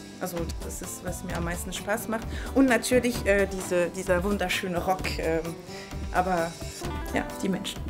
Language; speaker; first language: German; non-native, fluent; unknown